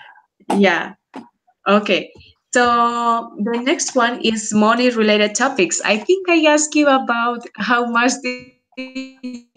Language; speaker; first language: English; non-native, fluent; Spanish